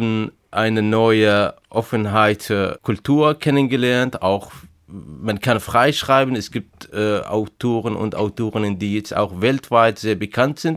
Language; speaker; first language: German; non-native, fluent; Arabic